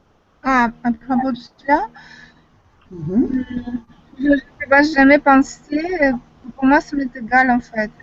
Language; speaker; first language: French; non-native, fluent; Russian